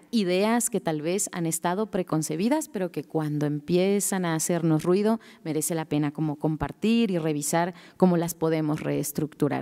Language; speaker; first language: Spanish; native; Spanish